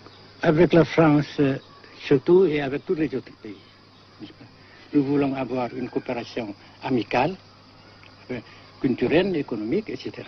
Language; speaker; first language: French; non-native, fluent; Vietnamese